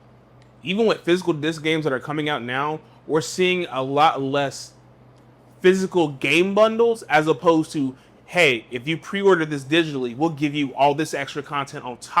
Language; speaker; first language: English; native; English